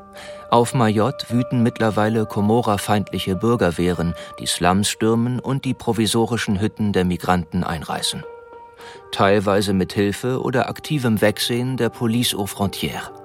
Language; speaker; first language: German; native; German